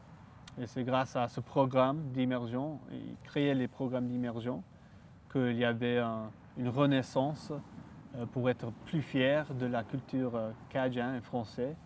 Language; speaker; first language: French; non-native, local second language; English